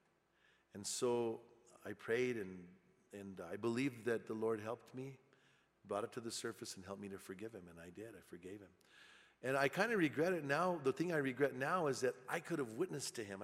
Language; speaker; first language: English; native; English